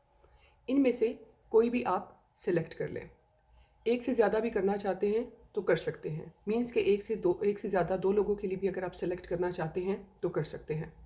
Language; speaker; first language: Hindi; native; Hindi